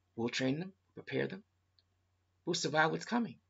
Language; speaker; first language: English; native; English